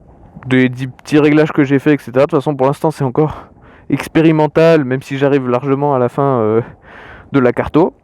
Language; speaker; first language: French; native; French